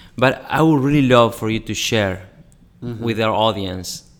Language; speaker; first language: English; non-native, fluent; Spanish